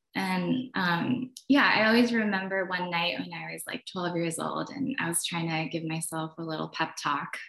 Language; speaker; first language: English; native; English